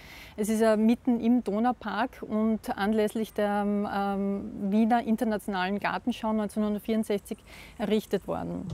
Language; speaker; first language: German; native; German